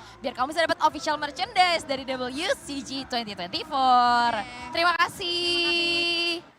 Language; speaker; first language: Indonesian; native; Indonesian